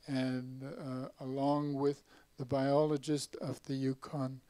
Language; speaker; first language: English; native; English